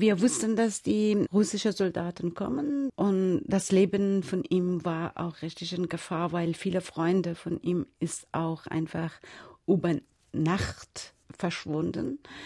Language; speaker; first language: German; non-native, fluent; Persian